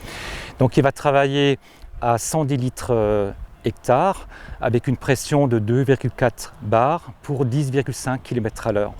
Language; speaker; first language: French; native; French